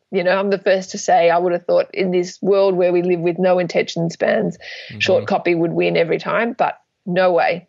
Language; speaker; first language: English; native; English